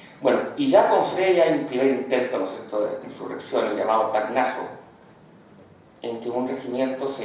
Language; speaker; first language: Spanish; native; Spanish